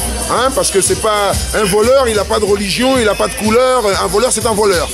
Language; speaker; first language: French; native; French